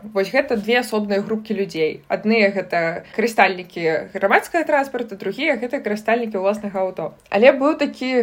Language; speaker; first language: Belarusian; non-native, local second language; Russian